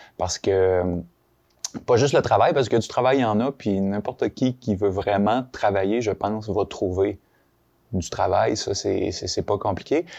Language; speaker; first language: French; native; French